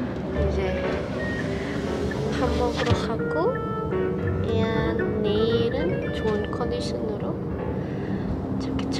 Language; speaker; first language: Korean; non-native, fluent; Thai